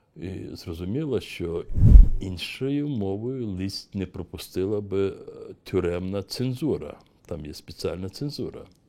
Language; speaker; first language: Ukrainian; non-native, local second language; Crimean Tatar